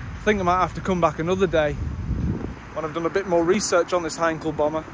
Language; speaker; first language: English; native; English